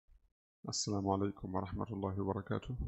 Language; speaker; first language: Arabic; non-native, fluent; Indonesian